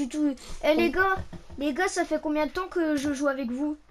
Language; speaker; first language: French; native; French